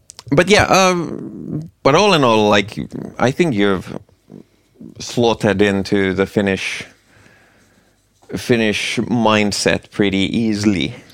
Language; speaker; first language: English; non-native, fluent; Finnish